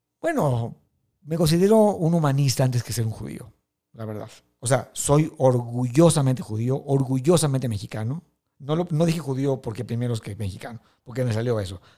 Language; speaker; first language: Spanish; native; Spanish